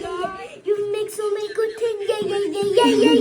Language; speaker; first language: English; early bilingual, other home language; Urdu